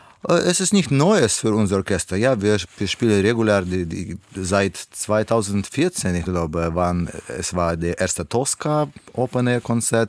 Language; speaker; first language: German; non-native, learner; Russian